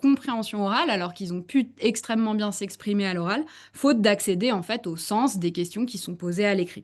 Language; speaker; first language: French; native; French